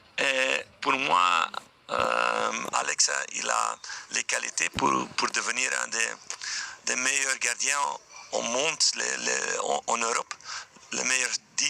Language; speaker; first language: French; non-native, fluent; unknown